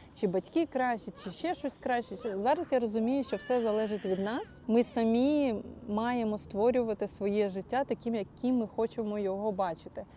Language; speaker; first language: Ukrainian; non-native, local second language; Russian